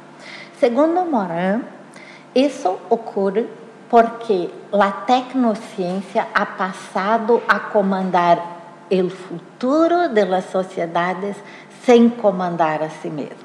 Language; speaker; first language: Spanish; non-native, fluent; Portuguese